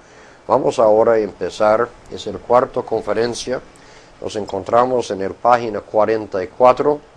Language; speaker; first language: Spanish; non-native, fluent; English